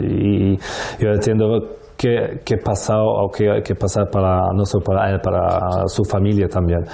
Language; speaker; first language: Spanish; non-native, learner; Polish